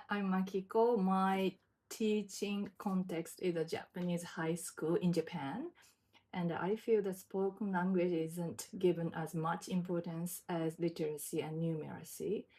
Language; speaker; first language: English; non-native, learner; Japanese